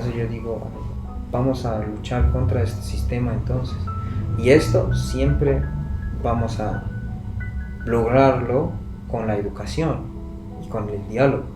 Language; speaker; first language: Spanish; non-native, fluent; Persian